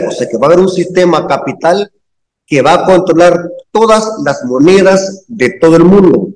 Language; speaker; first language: Spanish; native; Spanish